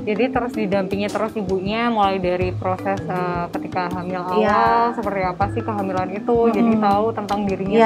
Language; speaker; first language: Indonesian; native; Indonesian